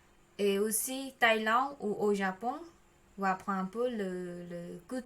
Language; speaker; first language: French; non-native, learner; Khmer